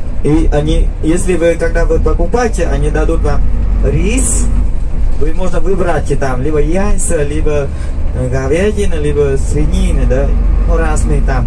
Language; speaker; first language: Russian; non-native, learner; Vietnamese